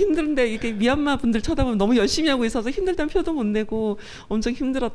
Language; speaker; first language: Korean; native; Korean